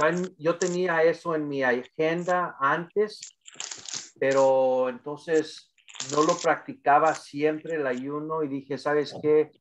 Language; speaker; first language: Spanish; early bilingual, other home language; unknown